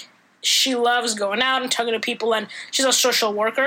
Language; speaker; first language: English; non-native, fluent; Italian